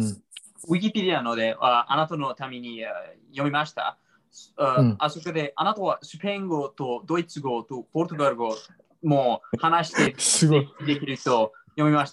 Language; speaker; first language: Japanese; non-native, learner; English